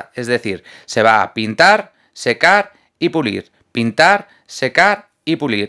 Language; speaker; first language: Spanish; native; Spanish